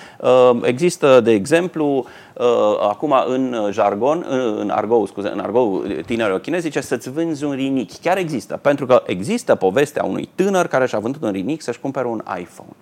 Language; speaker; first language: Romanian; native; Romanian